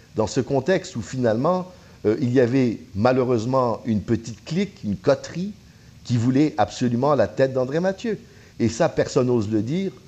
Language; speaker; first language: French; native; French